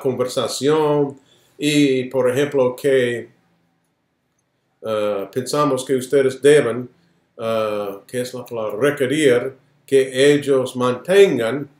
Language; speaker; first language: Spanish; non-native, fluent; English